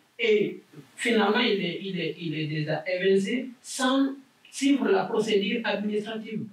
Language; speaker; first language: French; non-native, local second language; Fula